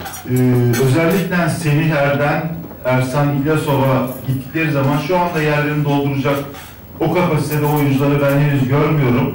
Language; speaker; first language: Turkish; native; Turkish